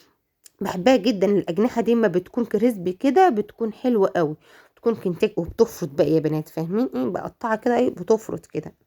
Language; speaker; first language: Arabic; native; Arabic